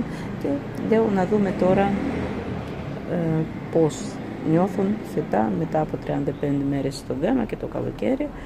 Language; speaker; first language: Greek; non-native, fluent; Russian